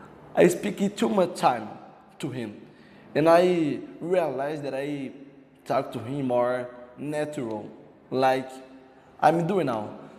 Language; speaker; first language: English; non-native, learner; Portuguese